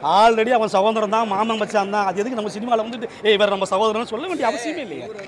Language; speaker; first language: Tamil; native; Tamil